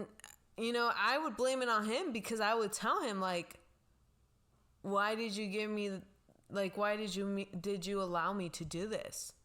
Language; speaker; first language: English; non-native, local second language; Spanish